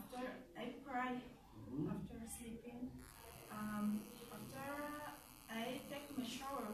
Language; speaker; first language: English; non-native, learner; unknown